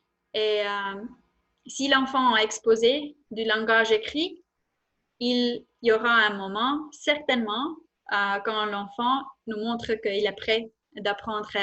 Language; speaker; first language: French; non-native, fluent; Estonian